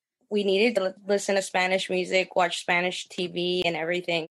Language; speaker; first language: English; early bilingual, other home language; Spanish